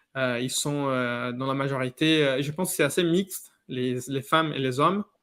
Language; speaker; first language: French; non-native, fluent; Portuguese